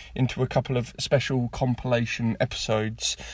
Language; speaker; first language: English; native; English